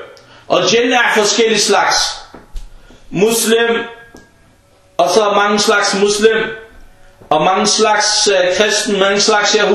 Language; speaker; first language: Danish; non-native, fluent; Arabic